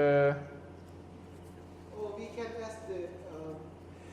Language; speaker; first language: English; non-native, learner; Thai